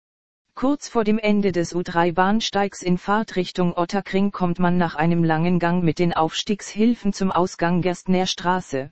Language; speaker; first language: German; native; German